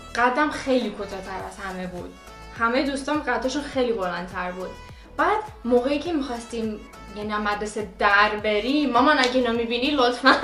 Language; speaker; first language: Persian; early bilingual, heritage; Persian